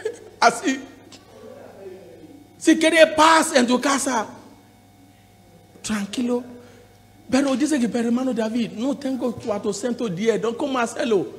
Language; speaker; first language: Spanish; non-native, learner; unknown